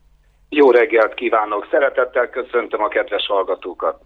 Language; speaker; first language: Hungarian; native; Hungarian